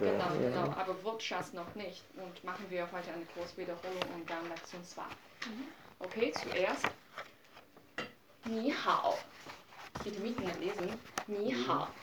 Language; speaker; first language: German; non-native, learner; Chinese